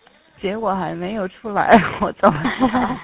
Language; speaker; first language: Chinese; non-native, fluent; Korean